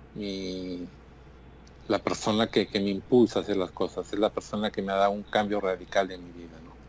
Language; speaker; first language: Spanish; native; Spanish